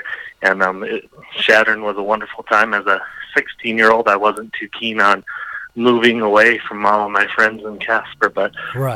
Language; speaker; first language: English; native; English